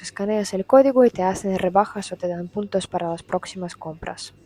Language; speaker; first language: Spanish; non-native, fluent; Russian